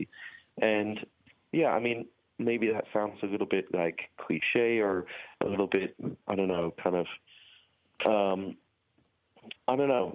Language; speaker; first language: English; native; English